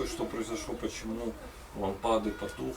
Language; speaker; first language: Russian; native; Russian